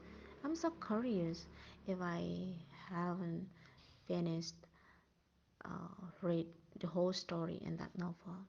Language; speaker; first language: English; non-native, learner; Indonesian